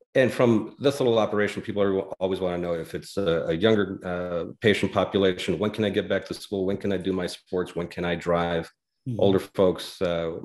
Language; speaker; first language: English; native; English